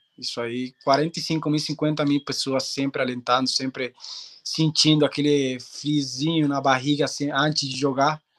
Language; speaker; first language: Portuguese; non-native, fluent; Spanish